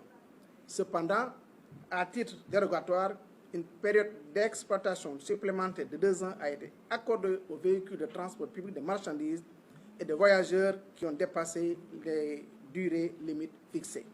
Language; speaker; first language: French; non-native, local second language; Wolof